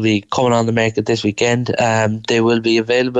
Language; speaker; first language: English; native; English